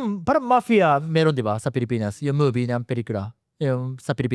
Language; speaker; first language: Filipino; non-native, fluent; Japanese